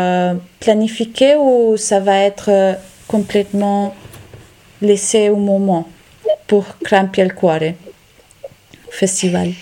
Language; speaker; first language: French; non-native, learner; Italian